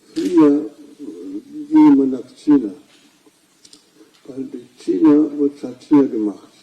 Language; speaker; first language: German; non-native, fluent; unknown